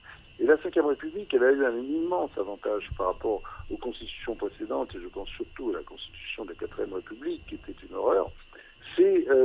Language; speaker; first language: French; native; French